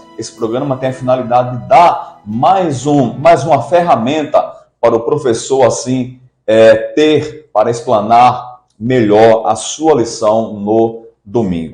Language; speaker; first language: Portuguese; native; Portuguese